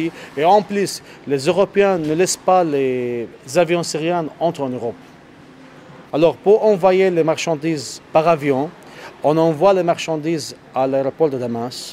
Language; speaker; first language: French; non-native, learner; Arabic